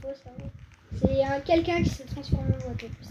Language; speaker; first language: French; native; French